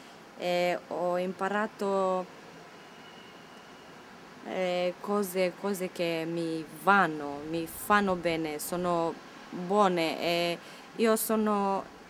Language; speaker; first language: Italian; non-native, learner; Romanian